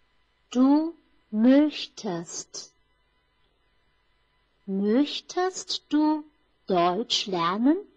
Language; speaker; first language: German; non-native, fluent; Chinese